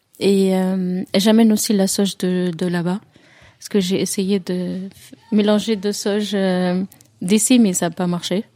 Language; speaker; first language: French; non-native, fluent; Arabic